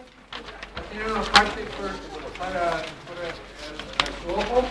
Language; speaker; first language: Spanish; non-native, fluent; English